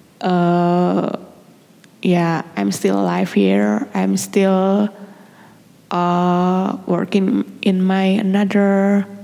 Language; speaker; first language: English; non-native, learner; Indonesian